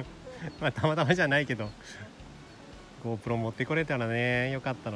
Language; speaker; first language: Japanese; native; Japanese